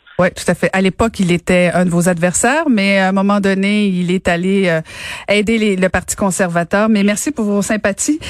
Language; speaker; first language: French; native; French